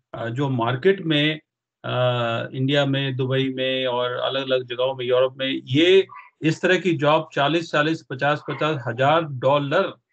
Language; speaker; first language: Hindi; non-native, local second language; Punjabi